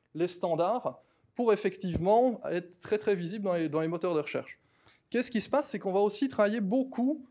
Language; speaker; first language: French; native; French